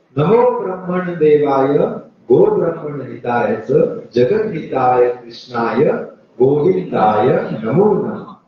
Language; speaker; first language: Hindi; non-native, local second language; Marathi